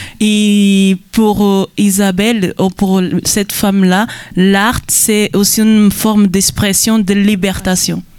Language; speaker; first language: French; non-native, fluent; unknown